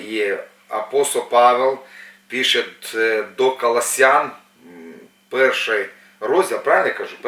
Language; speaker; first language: Ukrainian; non-native, local second language; Russian